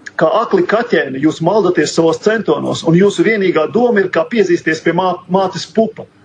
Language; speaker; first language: Latvian; native; Latvian